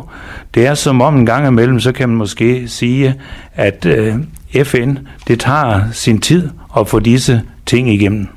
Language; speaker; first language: Danish; native; Danish